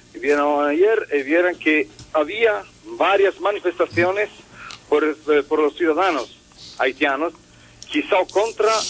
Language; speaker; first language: Spanish; non-native, learner; Portuguese